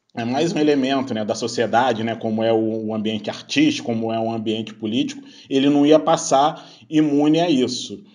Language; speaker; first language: Portuguese; native; Portuguese